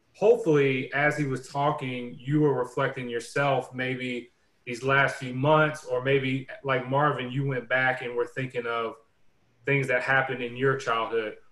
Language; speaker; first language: English; native; English